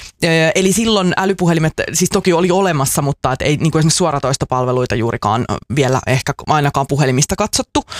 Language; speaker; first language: Finnish; native; Finnish